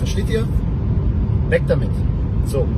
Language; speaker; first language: German; native; German